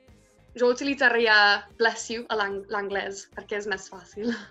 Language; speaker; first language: Catalan; non-native, fluent; Irish